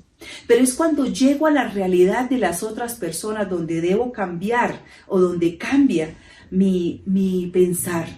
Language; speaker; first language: Spanish; native; Spanish